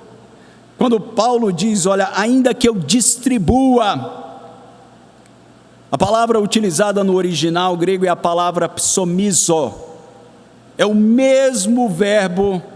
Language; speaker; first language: Portuguese; native; Portuguese